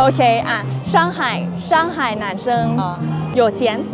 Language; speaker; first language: Chinese; non-native, fluent; Thai